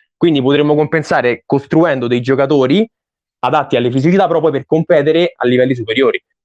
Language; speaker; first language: Italian; native; Italian